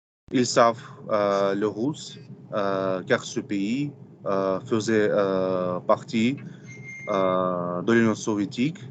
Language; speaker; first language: French; non-native, fluent; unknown